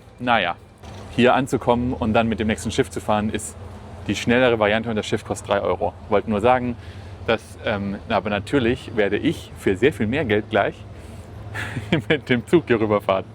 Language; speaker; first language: German; native; German